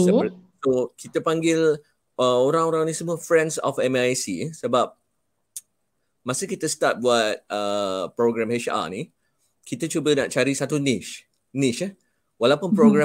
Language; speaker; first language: Malay; native; Malay